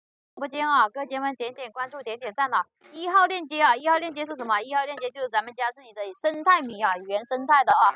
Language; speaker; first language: Chinese; native; Chinese